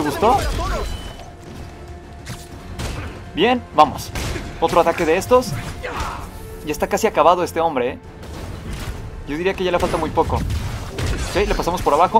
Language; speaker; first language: Spanish; native; Spanish